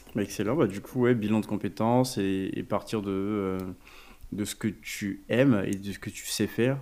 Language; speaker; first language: French; native; French